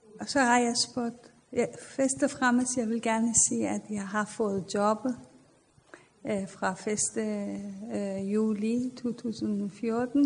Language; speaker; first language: Danish; non-native, fluent; Persian